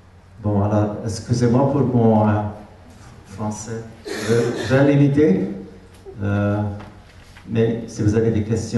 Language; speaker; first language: French; non-native, fluent; Hungarian